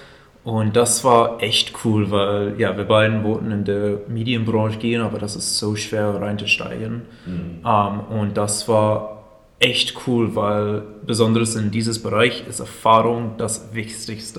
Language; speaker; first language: German; non-native, fluent; English